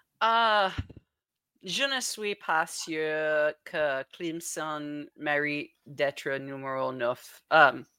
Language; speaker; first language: French; non-native, learner; English